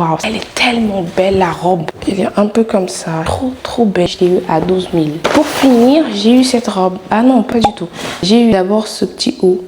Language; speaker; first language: French; non-native, local second language; Wolof